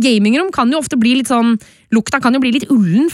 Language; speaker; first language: Norwegian; native; Norwegian